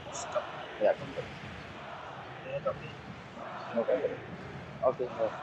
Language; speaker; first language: English; non-native, learner; Nepali